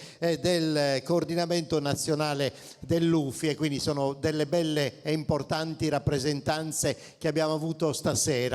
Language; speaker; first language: Italian; native; Italian